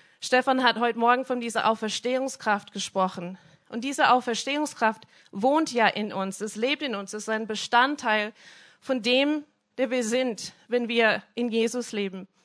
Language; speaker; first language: German; non-native, fluent; English